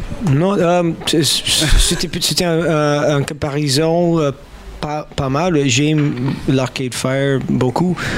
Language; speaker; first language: French; non-native, learner; English